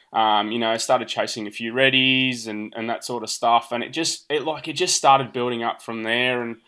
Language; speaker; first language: English; early bilingual, other home language; Portuguese